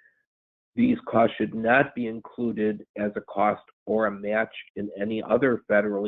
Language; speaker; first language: English; native; English